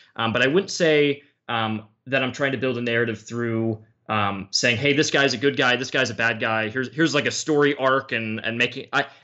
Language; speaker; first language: English; native; English